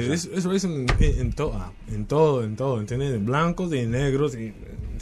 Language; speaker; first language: Spanish; non-native, learner; English